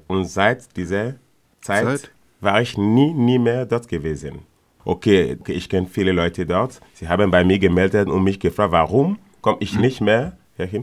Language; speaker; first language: German; non-native, learner; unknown